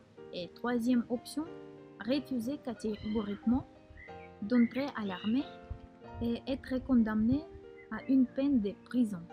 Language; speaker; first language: French; non-native, fluent; Russian